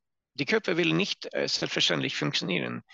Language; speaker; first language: German; non-native, learner; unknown